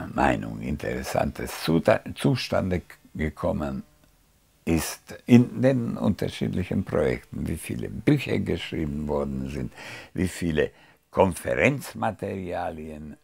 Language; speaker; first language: German; non-native, fluent; Hungarian